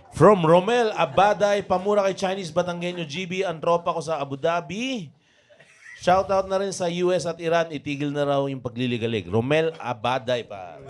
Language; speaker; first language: Filipino; native; Filipino